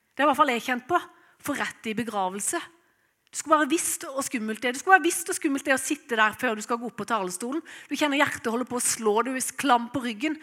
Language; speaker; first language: Norwegian; native; Norwegian